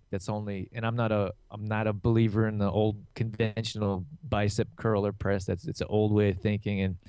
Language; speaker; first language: English; native; English